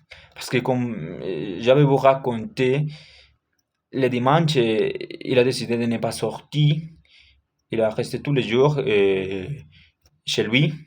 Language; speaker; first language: French; non-native, learner; Spanish